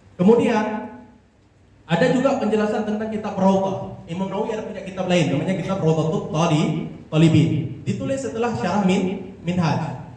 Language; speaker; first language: Indonesian; non-native, local second language; Achinese